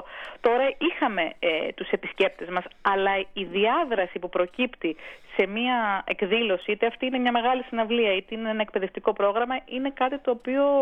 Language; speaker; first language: Greek; native; Greek